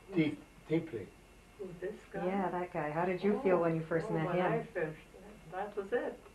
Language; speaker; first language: English; early bilingual, other home language; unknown